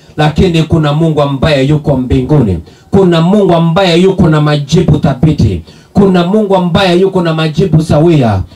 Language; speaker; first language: Swahili; non-native, local second language; Gusii